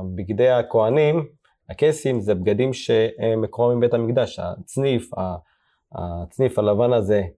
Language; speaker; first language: Hebrew; early bilingual, other home language; Amharic